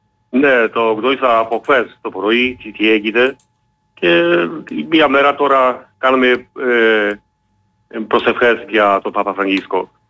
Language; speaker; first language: Greek; non-native, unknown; Polish